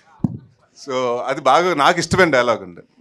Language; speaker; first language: Telugu; native; Telugu